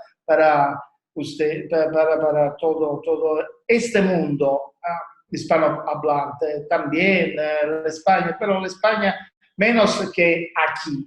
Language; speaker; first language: Spanish; non-native, learner; Italian